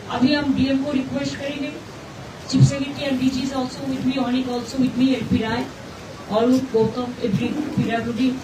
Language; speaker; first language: Hindi; non-native, local second language; Bangla